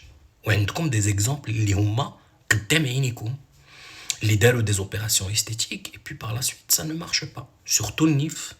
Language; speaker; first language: Arabic; native; Arabic